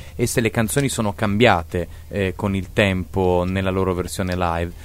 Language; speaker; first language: Italian; native; Italian